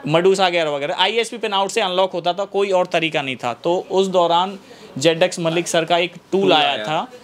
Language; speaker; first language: Hindi; native; Hindi